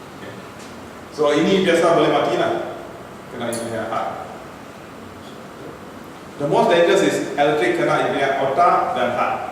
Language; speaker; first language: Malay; non-native, local second language; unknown